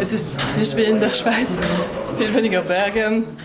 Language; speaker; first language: German; non-native, fluent; French